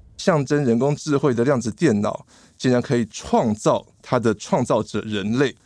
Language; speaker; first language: Chinese; native; Chinese